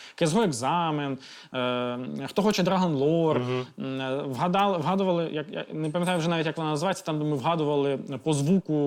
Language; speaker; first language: Ukrainian; non-native, local second language; Russian